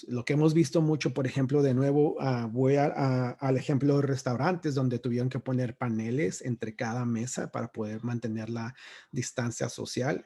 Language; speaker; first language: Spanish; native; Spanish